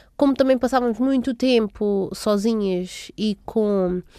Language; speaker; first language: Portuguese; native; Portuguese